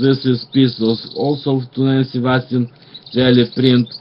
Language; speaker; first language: English; non-native, learner; Russian